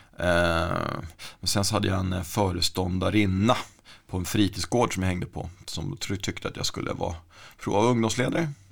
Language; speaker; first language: Swedish; native; Swedish